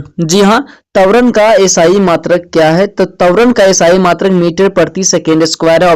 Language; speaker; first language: Hindi; native; Hindi